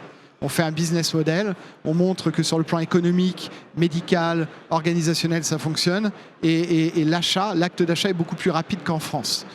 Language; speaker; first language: French; native; French